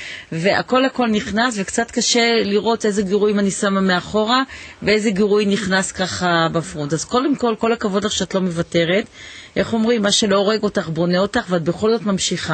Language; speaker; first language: Hebrew; native; Hebrew